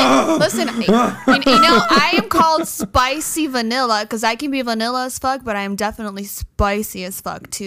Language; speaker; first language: English; native; English